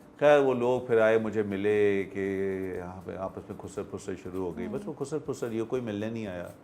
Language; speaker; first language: Urdu; native; Urdu